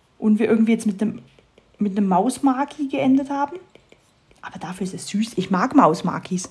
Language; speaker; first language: German; native; German